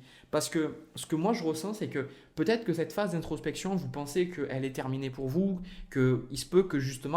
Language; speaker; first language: French; native; French